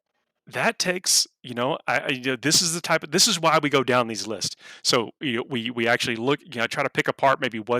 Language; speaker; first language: English; native; English